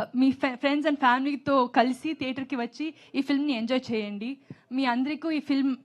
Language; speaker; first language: Telugu; non-native, learner; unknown